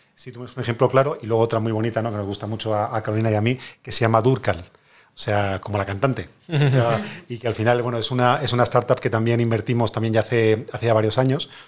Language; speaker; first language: Spanish; native; Spanish